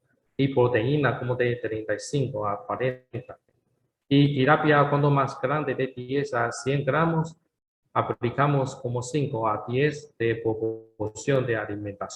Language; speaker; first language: Spanish; non-native, learner; Chinese